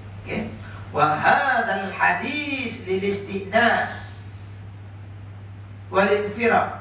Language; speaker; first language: Arabic; non-native, fluent; Malay